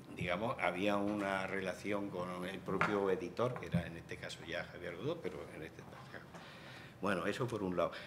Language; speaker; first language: Spanish; native; Spanish